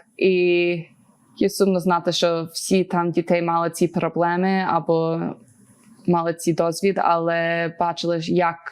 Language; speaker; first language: Ukrainian; early bilingual, heritage; Ukrainian